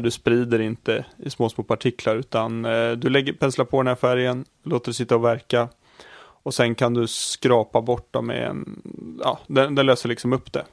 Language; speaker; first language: Swedish; native; Swedish